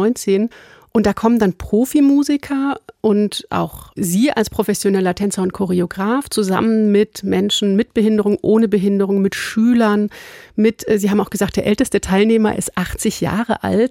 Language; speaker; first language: German; native; German